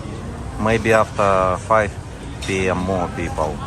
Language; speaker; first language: English; non-native, learner; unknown